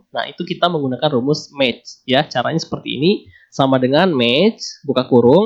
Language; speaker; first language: Indonesian; native; Indonesian